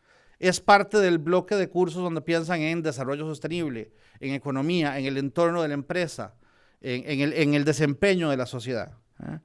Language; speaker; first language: Spanish; native; Spanish